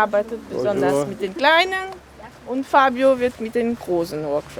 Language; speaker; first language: German; non-native, local second language; French